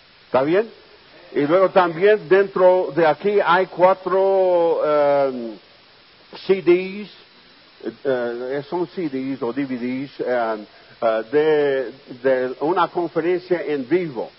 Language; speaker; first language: Spanish; non-native, fluent; English